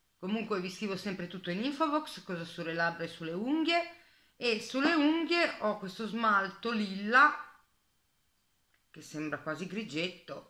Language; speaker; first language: Italian; native; Italian